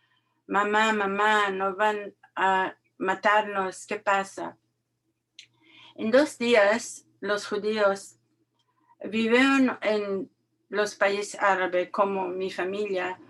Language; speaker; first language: Spanish; non-native, learner; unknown